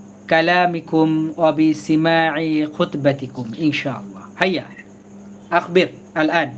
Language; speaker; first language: Arabic; non-native, fluent; Bangla